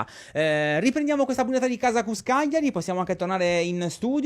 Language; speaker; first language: Italian; native; Italian